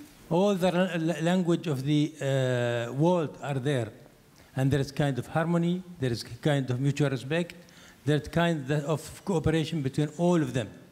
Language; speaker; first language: English; non-native, fluent; Arabic